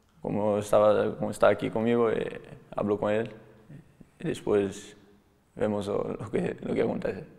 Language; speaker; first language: Spanish; non-native, learner; Portuguese